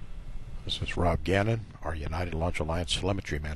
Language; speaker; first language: English; native; English